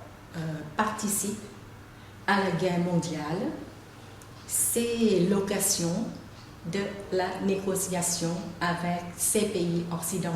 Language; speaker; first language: French; non-native, fluent; Thai